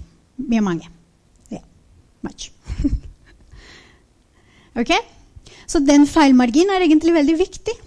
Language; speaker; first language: Norwegian; non-native, fluent; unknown